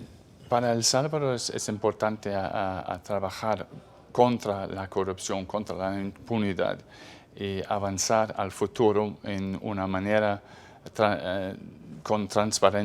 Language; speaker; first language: Spanish; non-native, fluent; English